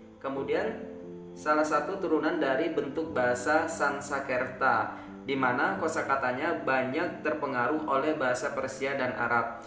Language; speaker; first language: Indonesian; native; Indonesian